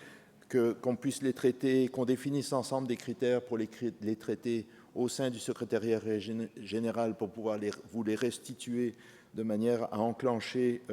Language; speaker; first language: French; native; French